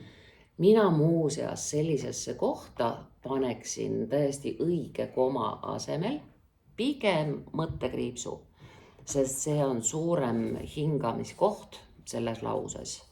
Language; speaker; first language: Estonian; native; Estonian